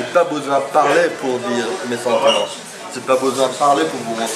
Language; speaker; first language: French; non-native, fluent; Persian